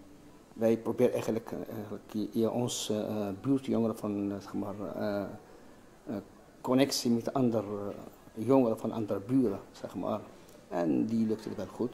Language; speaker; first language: Dutch; non-native, learner; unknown